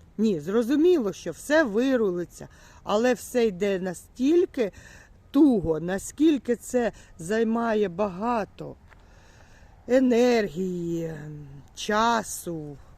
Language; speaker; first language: Ukrainian; native; Ukrainian